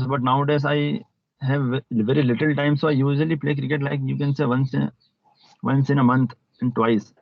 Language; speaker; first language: English; non-native, local second language; Hindi